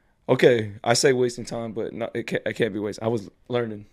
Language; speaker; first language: English; early bilingual, other home language; Spanish